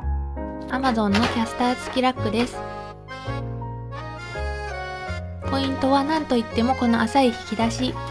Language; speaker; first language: Japanese; native; Japanese